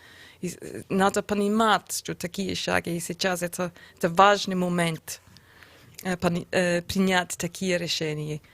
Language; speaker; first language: Russian; non-native, learner; English